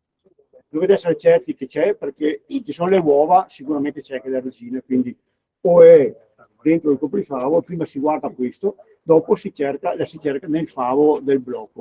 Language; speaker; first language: Italian; native; Italian